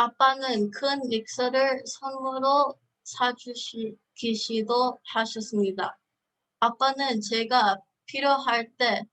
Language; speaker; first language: Korean; early bilingual, heritage; Korean